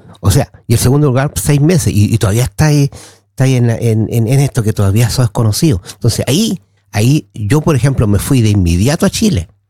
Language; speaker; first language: Spanish; native; Spanish